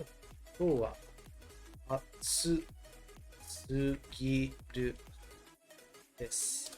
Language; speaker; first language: Japanese; non-native, learner; English